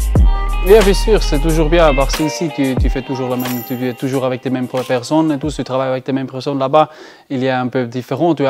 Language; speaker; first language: French; non-native, learner; German